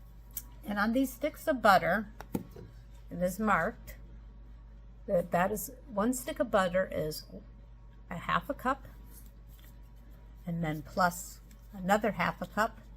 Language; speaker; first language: English; native; English